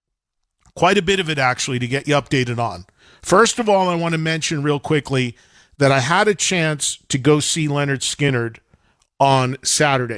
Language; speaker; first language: English; native; English